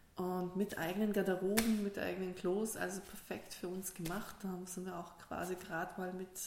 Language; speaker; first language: German; early bilingual, other home language; Russian